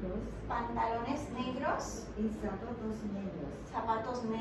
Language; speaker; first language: Spanish; non-native, learner; Japanese